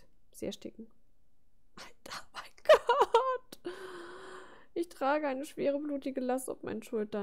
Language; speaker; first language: German; native; German